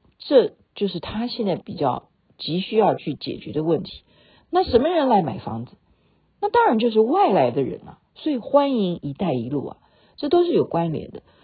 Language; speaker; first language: Chinese; native; Chinese